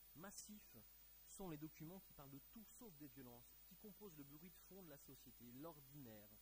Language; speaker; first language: French; native; French